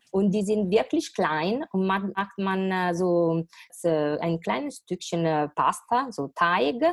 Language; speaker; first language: German; non-native, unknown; Italian